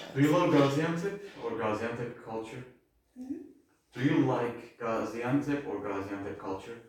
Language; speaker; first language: English; non-native, learner; Turkish